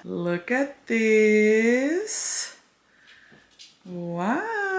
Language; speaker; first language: English; early bilingual, other home language; Spanish